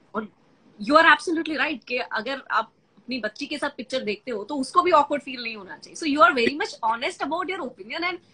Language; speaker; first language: Hindi; non-native, local second language; Gujarati